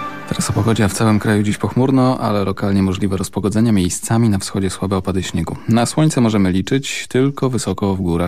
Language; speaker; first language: Polish; native; Polish